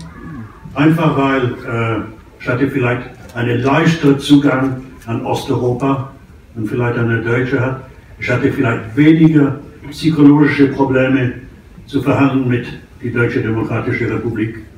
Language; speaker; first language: German; non-native, fluent; English